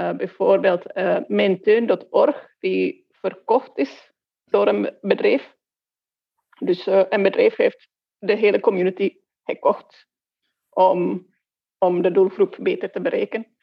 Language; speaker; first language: Dutch; non-native, fluent; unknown